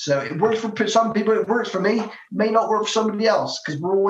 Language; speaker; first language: English; native; English